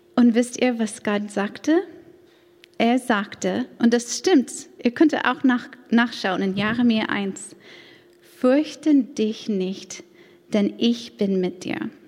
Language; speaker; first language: German; non-native, fluent; English